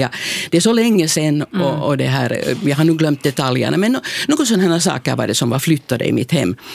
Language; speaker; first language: Swedish; native; Swedish